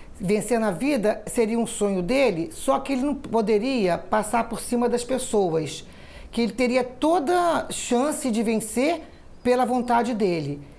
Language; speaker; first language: Portuguese; native; Portuguese